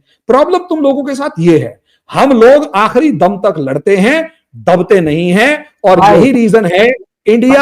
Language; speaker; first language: Hindi; native; Hindi